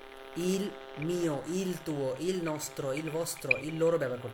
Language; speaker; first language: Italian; non-native, fluent; Bangla